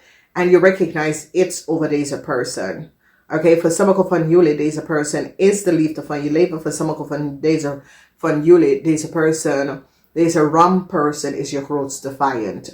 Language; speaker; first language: Dutch; non-native, fluent; English